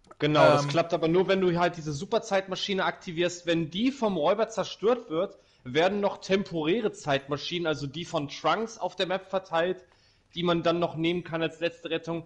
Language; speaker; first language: German; native; German